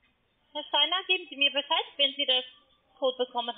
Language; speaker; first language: German; non-native, learner; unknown